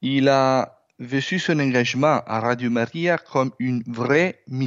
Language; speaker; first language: French; non-native, fluent; Italian